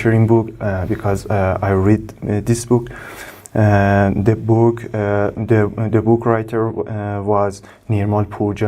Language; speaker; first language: English; non-native, learner; Persian